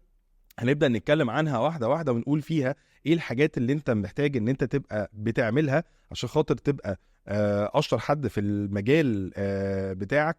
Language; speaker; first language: Arabic; native; Arabic